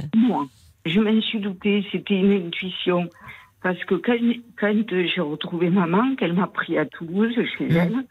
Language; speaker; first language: French; native; French